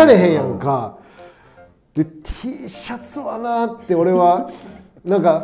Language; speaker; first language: Japanese; native; Japanese